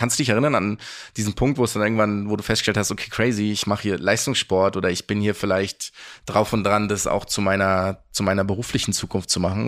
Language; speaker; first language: German; native; German